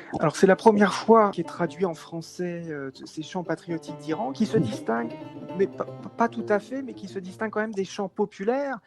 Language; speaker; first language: French; native; French